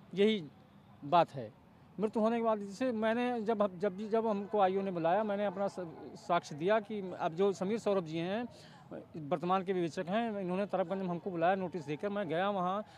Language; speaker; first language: Hindi; native; Hindi